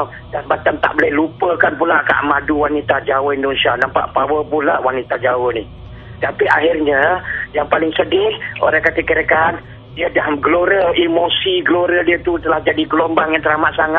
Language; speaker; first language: Malay; native; Malay